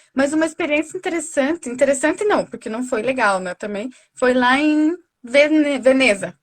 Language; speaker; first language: Portuguese; native; Portuguese